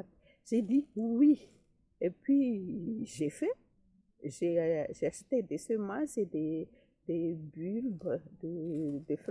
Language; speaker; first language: French; non-native, fluent; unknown